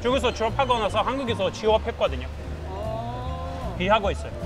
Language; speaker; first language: Korean; non-native, fluent; Russian